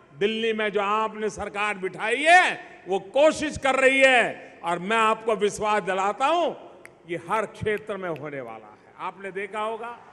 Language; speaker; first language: Hindi; non-native, local second language; Gujarati